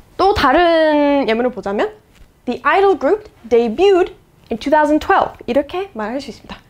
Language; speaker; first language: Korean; non-native, fluent; English